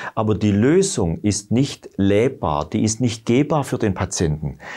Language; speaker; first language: German; native; German